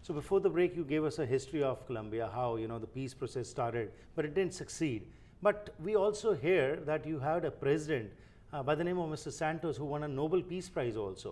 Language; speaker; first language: English; non-native, fluent; Punjabi